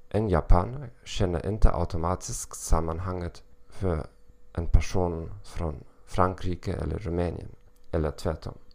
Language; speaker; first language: Swedish; non-native, learner; German